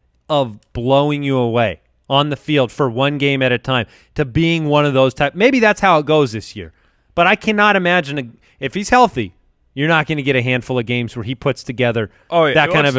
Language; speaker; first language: English; native; English